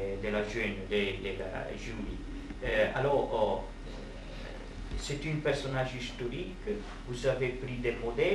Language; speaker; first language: French; non-native, fluent; Italian